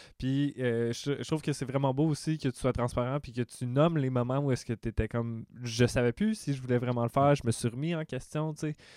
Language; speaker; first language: French; native; French